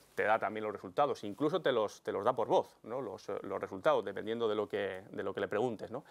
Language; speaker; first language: Spanish; native; Spanish